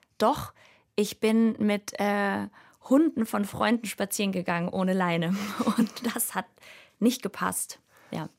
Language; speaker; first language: German; native; German